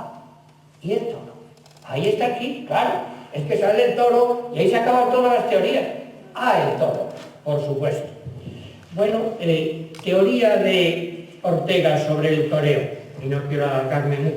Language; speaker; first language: Spanish; native; Spanish